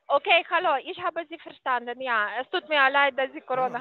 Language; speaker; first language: German; non-native, fluent; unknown